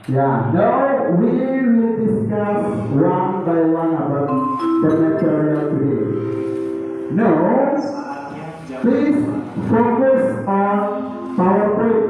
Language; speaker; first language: English; non-native, local second language; Indonesian